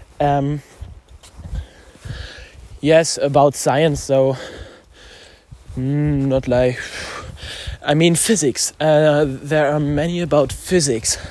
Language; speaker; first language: English; non-native, learner; German